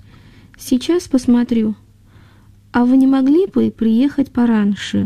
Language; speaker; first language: Russian; non-native, fluent; Chinese